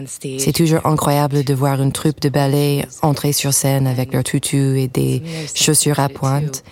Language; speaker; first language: French; non-native, fluent; English